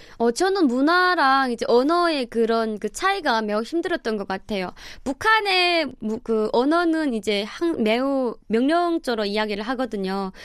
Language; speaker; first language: Korean; native; Korean